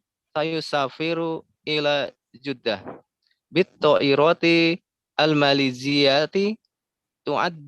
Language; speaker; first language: Arabic; non-native, learner; Indonesian